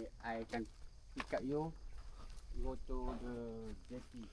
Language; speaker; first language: English; non-native, learner; Malay